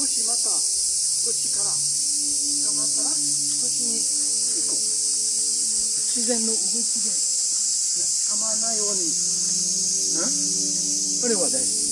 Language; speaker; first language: Japanese; non-native, fluent; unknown